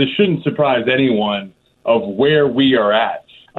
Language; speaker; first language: English; native; English